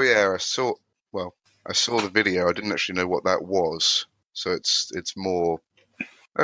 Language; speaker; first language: English; native; English